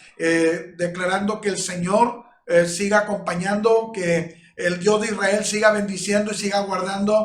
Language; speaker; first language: Spanish; native; Spanish